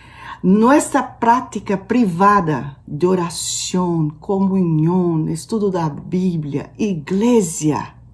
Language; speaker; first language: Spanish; non-native, learner; Portuguese